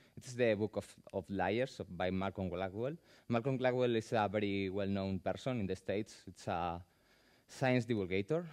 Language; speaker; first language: English; non-native, fluent; Spanish